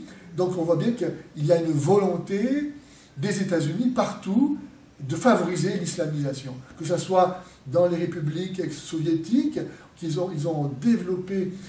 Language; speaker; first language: French; native; French